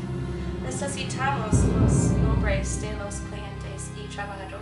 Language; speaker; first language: Spanish; non-native, learner; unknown